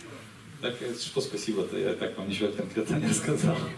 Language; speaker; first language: Russian; native; Russian